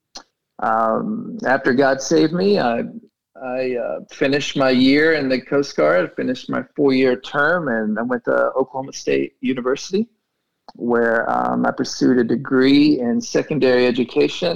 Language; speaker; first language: English; native; English